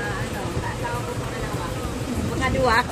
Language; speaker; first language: Filipino; non-native, local second language; Cebuano